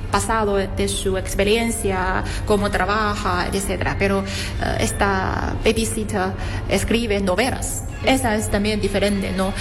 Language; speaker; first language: Spanish; non-native, fluent; Chinese